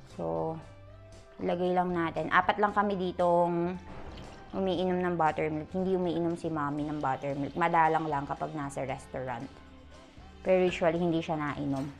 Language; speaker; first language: Filipino; native; Filipino